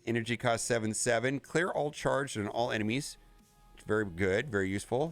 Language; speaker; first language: English; native; English